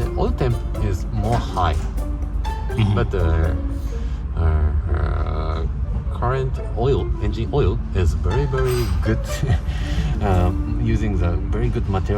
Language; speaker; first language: English; non-native, learner; Japanese